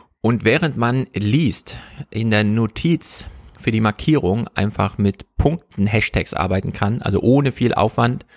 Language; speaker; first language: German; native; German